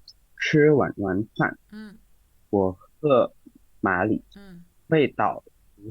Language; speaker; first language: Chinese; non-native, learner; Indonesian